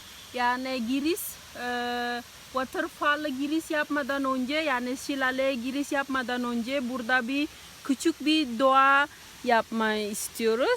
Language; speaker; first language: Turkish; non-native, learner; Indonesian